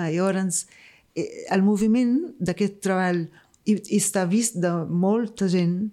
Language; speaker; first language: Catalan; non-native, fluent; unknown